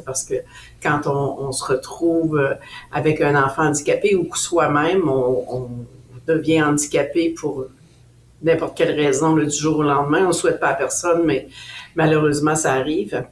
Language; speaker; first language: French; native; French